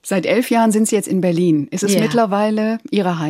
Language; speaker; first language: German; native; German